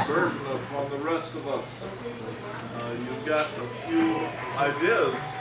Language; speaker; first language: English; native; English